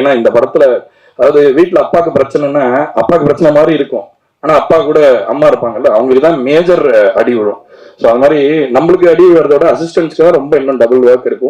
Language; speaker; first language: Tamil; native; Tamil